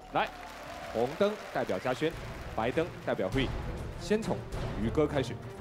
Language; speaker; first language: Chinese; native; Chinese